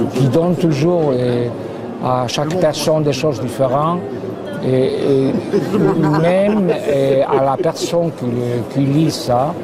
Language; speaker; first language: French; non-native, fluent; Spanish